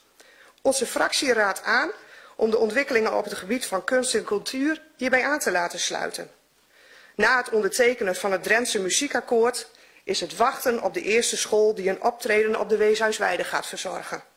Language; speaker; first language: Dutch; native; Dutch